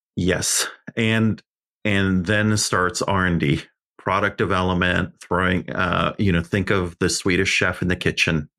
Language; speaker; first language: English; early bilingual, other home language; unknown